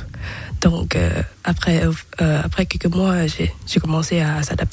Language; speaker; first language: French; non-native, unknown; Thai